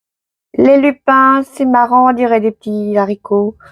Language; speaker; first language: French; native; French